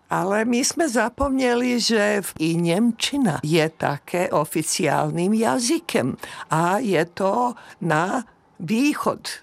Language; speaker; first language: Czech; non-native, fluent; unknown